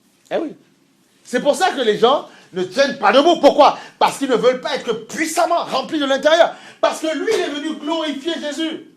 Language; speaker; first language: French; native; French